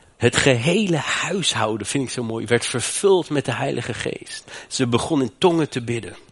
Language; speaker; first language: Dutch; non-native, fluent; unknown